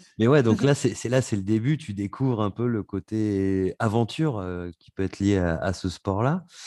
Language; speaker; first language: French; native; French